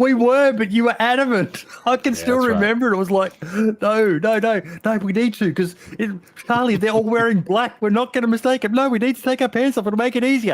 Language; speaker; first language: English; native; English